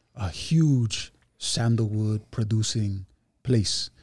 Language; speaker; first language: English; early bilingual, other home language; Hindi